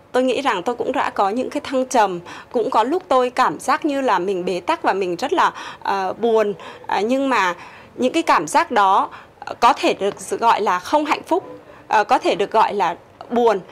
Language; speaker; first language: Vietnamese; native; Vietnamese